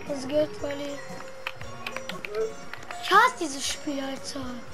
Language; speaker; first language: German; native; German